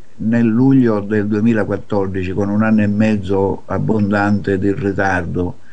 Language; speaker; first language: Italian; native; Italian